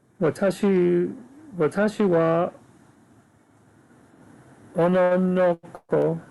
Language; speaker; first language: Japanese; non-native, learner; English